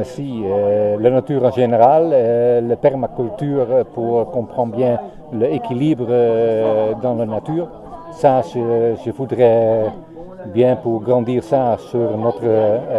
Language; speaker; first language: French; non-native, learner; Dutch